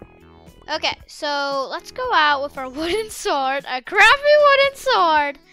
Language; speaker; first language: English; native; English